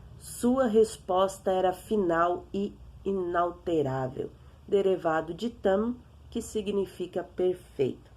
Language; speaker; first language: Portuguese; native; Portuguese